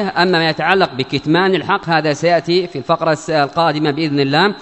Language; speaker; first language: Arabic; native; Arabic